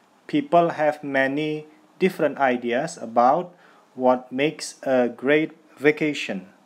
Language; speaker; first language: English; non-native, fluent; Indonesian